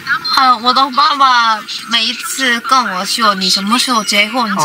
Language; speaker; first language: Chinese; non-native, fluent; Korean